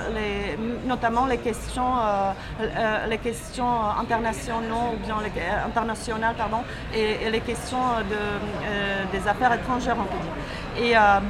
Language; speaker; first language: French; non-native, fluent; Czech